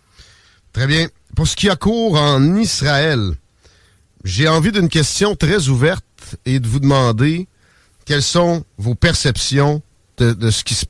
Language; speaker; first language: French; native; French